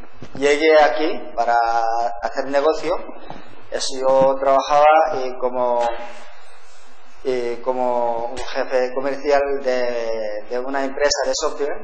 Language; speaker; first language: Spanish; non-native, learner; Korean